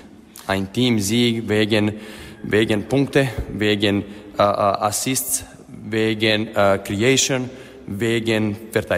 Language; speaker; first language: German; non-native, fluent; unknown